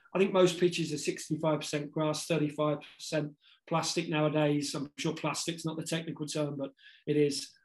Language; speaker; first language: English; native; English